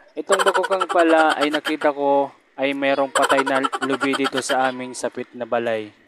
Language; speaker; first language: Filipino; non-native, local second language; Waray